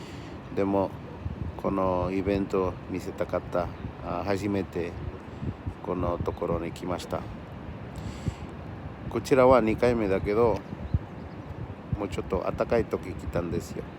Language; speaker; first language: Japanese; non-native, learner; Spanish